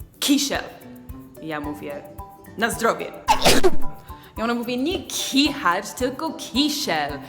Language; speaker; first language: Polish; non-native, learner; English